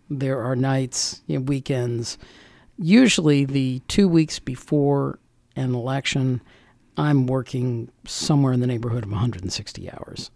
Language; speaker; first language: English; native; English